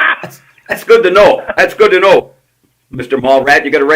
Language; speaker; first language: English; native; English